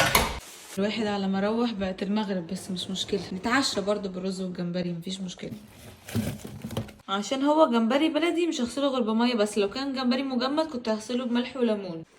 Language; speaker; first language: Arabic; native; Arabic